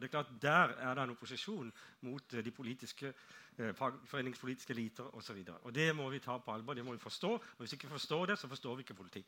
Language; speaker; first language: Norwegian; native; Norwegian